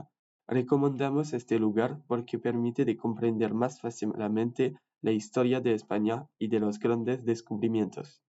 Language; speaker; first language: Spanish; non-native, learner; French